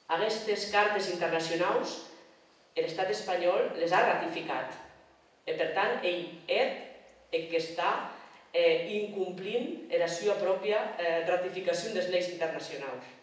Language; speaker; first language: Catalan; non-native, local second language; Occitan